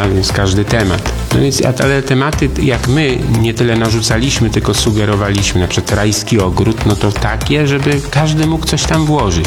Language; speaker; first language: Polish; native; Polish